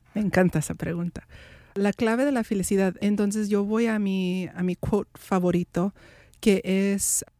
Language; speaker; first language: Spanish; native; Spanish